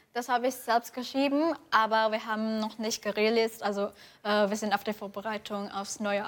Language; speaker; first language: German; non-native, fluent; Indonesian